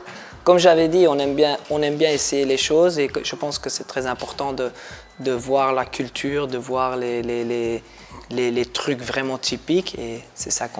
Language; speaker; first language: French; non-native, local second language; Dutch